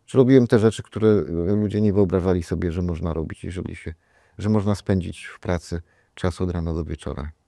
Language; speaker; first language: Polish; native; Polish